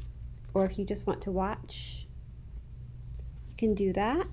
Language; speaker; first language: English; native; English